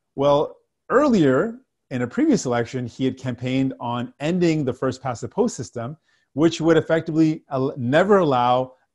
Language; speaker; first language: English; native; English